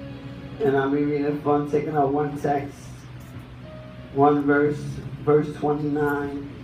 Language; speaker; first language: English; native; English